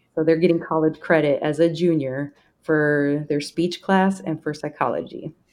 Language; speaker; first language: English; native; English